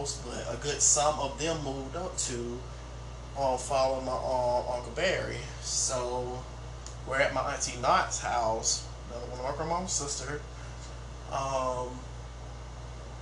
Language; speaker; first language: English; native; English